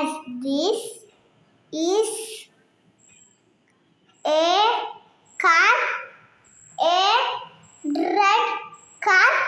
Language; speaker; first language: English; non-native, learner; Malayalam